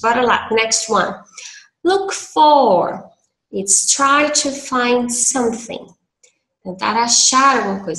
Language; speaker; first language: English; non-native, fluent; Portuguese